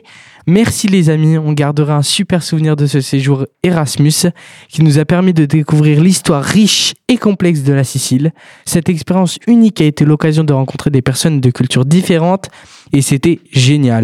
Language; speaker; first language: French; native; French